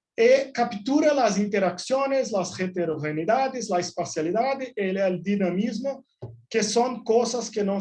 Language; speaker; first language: Spanish; non-native, fluent; Portuguese